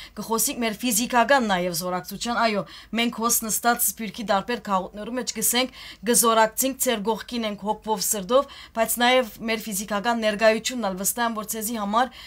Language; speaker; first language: Armenian; early bilingual, heritage; Armenian